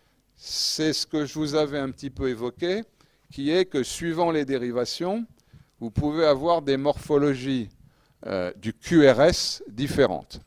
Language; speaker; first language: French; native; French